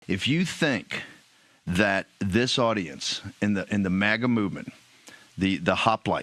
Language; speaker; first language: English; native; English